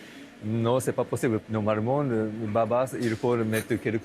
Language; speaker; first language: French; non-native, learner; Japanese